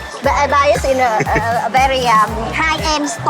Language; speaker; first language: English; non-native, learner; Vietnamese